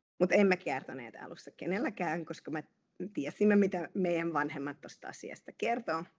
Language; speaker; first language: Finnish; non-native, fluent; Hungarian